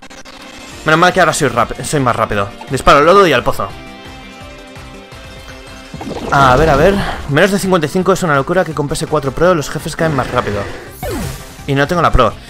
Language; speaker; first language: Spanish; native; Spanish